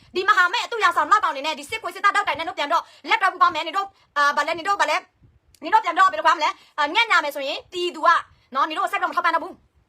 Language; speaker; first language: Burmese; non-native, local second language; S'gaw Karen